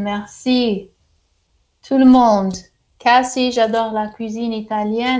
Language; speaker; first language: French; non-native, fluent; English